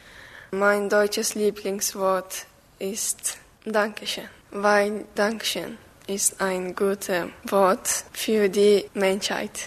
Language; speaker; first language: German; non-native, learner; Turkish